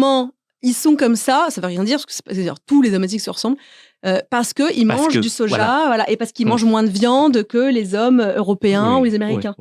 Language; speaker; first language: French; native; French